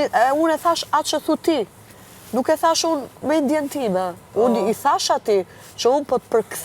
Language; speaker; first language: Albanian; native; Albanian